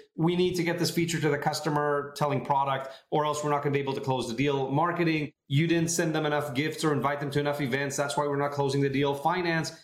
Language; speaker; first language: English; non-native, fluent; Hebrew